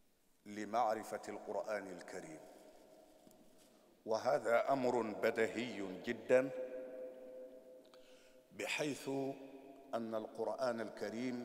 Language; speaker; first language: Arabic; non-native, fluent; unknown